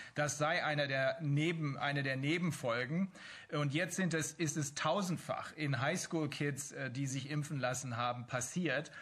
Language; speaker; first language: German; native; German